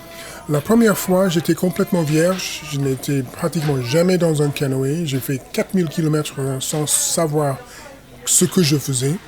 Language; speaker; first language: French; non-native, fluent; English